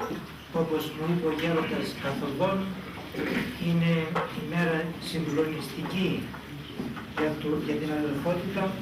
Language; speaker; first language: Greek; native; Greek